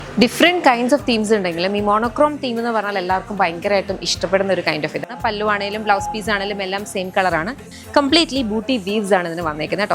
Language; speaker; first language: Malayalam; native; Malayalam